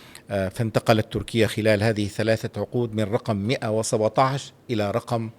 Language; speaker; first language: Arabic; native; Arabic